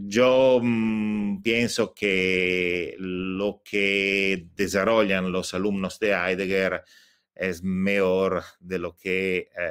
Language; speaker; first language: Spanish; non-native, fluent; Italian